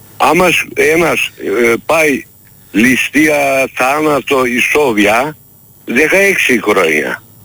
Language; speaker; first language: Greek; non-native, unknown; Turkish